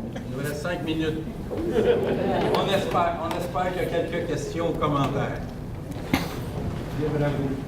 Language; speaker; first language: French; native; French